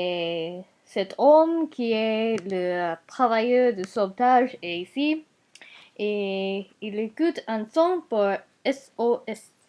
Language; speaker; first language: French; non-native, learner; Japanese